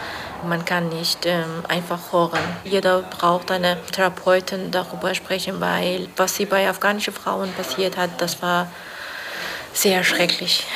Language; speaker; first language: German; non-native, learner; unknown